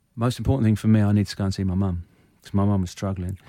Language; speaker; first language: English; native; English